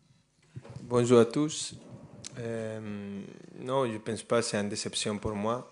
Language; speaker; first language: French; non-native, fluent; Spanish